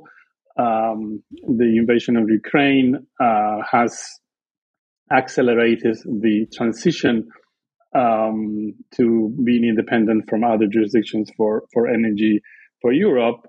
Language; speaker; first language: English; non-native, fluent; Spanish